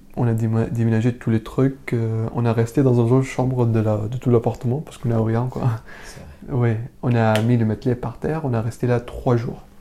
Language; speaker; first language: French; non-native, learner; Arabic